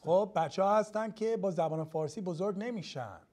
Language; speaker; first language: Persian; early bilingual, other home language; English